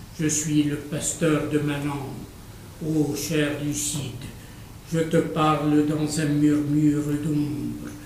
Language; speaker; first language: French; non-native, local second language; Arabic